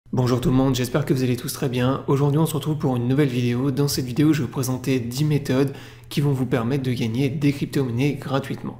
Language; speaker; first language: French; native; French